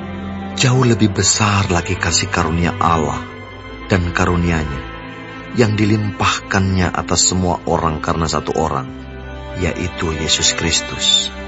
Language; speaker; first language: Indonesian; native; Indonesian